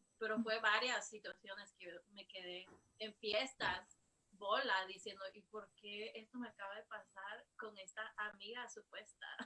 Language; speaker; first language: Spanish; early bilingual, heritage; Spanish